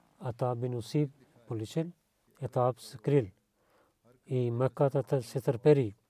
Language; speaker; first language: Bulgarian; non-native, learner; Urdu